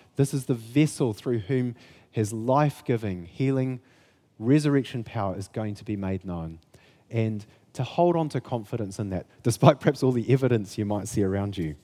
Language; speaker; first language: English; native; English